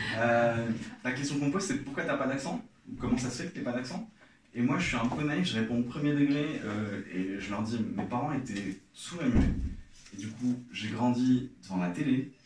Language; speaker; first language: French; non-native, local second language; Arabic